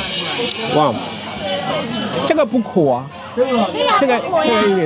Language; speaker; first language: Chinese; non-native, fluent; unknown